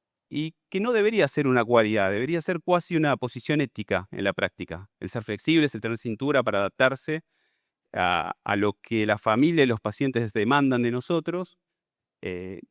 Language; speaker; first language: Spanish; native; Spanish